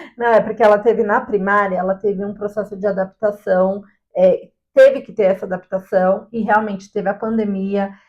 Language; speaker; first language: Portuguese; native; Portuguese